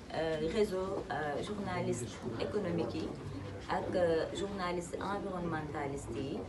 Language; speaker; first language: French; non-native, local second language; Wolof